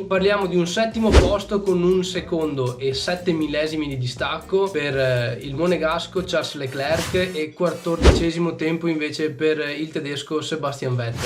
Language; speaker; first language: Italian; native; Italian